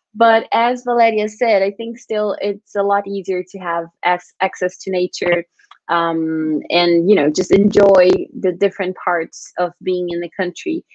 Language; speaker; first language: English; non-native, fluent; Portuguese